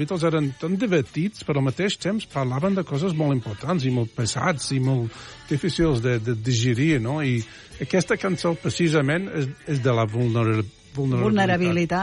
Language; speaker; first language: Catalan; non-native, fluent; English